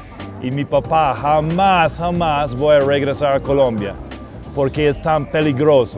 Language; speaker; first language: Spanish; non-native, fluent; English